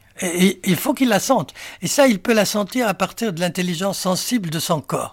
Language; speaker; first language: French; non-native, local second language; Arabic